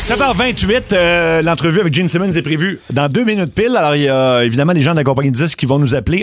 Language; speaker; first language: French; native; French